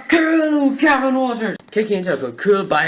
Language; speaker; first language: Irish; non-native, local second language; English